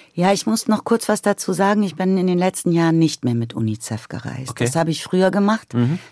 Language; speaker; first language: German; native; German